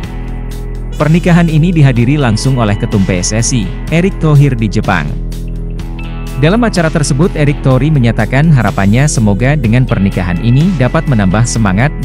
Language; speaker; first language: Indonesian; native; Indonesian